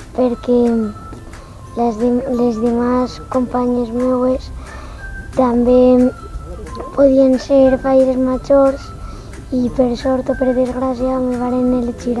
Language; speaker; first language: Catalan; non-native, local second language; Spanish